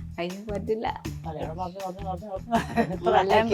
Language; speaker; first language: Malayalam; non-native, learner; Nepali